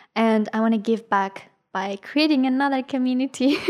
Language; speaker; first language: English; non-native, fluent; Persian